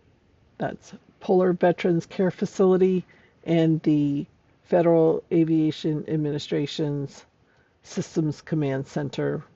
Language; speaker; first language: English; native; English